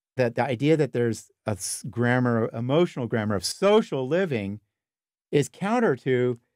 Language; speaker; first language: English; native; English